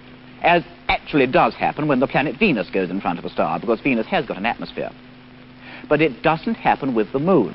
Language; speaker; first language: English; native; English